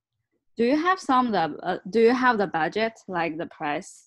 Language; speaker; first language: English; non-native, learner; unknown